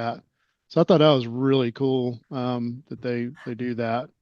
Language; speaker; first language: English; native; English